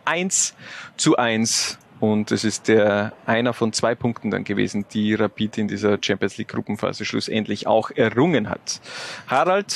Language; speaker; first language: German; native; German